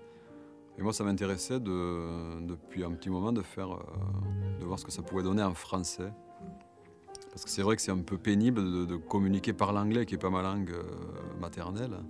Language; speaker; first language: French; native; French